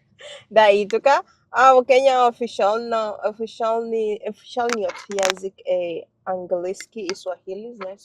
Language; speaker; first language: Macedonian; non-native, learner; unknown